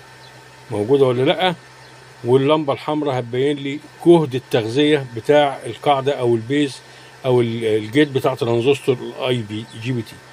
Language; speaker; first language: Arabic; native; Arabic